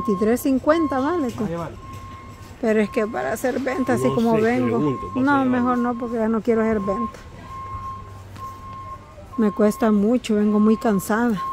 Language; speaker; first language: Spanish; native; Spanish